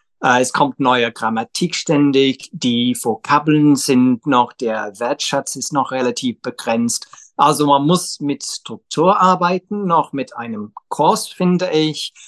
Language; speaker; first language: German; non-native, fluent; English